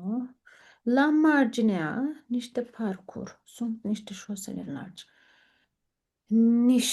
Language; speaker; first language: Romanian; non-native, learner; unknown